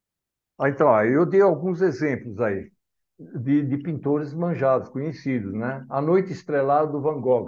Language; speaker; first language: Portuguese; native; Portuguese